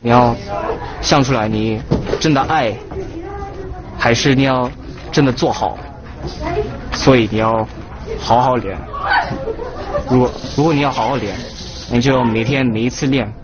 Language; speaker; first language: Chinese; early bilingual, heritage; Chinese